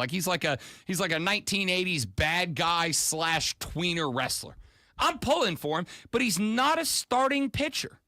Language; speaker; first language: English; native; English